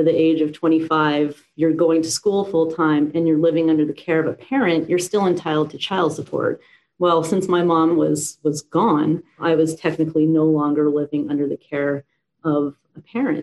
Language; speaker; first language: English; native; English